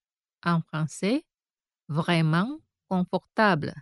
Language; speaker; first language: French; non-native, fluent; Indonesian